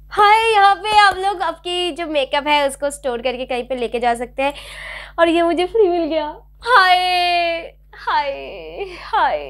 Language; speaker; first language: Hindi; non-native, local second language; Bangla